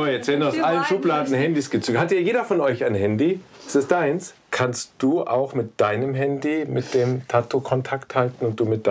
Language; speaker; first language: German; native; German